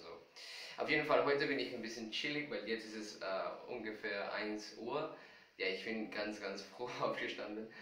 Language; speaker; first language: German; non-native, fluent; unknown